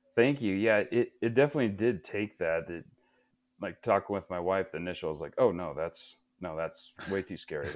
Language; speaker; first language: English; native; English